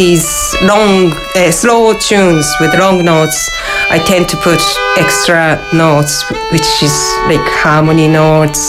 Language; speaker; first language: English; non-native, fluent; Japanese